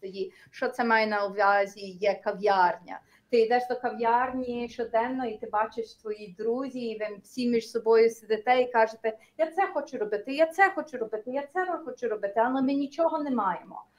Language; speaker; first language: Ukrainian; early bilingual, heritage; Ukrainian